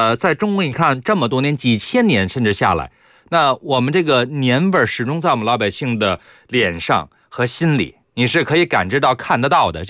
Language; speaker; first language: Chinese; native; Chinese